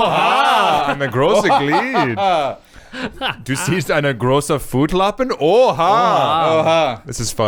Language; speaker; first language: German; non-native, learner; English